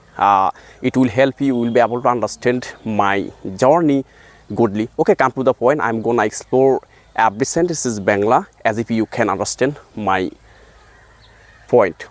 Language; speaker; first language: English; non-native, local second language; Bangla